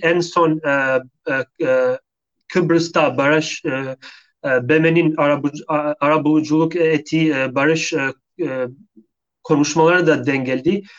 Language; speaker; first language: Turkish; non-native, fluent; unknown